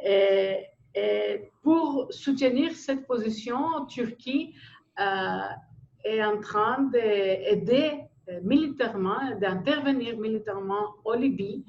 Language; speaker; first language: French; non-native, fluent; Greek